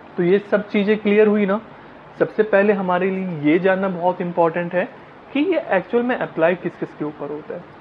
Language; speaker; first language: Hindi; native; Hindi